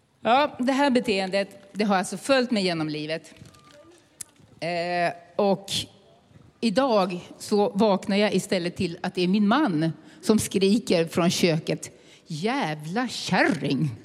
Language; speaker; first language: Swedish; native; Swedish